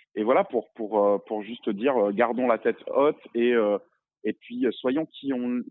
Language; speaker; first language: French; native; French